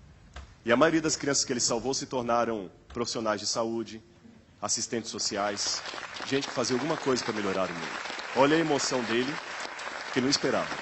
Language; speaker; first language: Portuguese; native; Portuguese